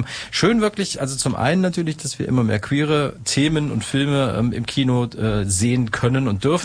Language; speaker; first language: German; native; German